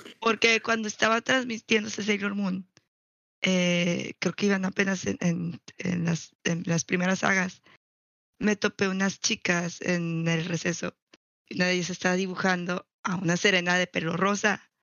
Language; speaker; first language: Spanish; native; Spanish